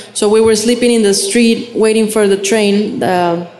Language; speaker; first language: English; non-native, fluent; Spanish